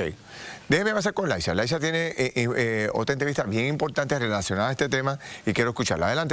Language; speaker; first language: Spanish; native; Spanish